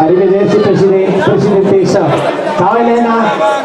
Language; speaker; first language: Italian; native; Italian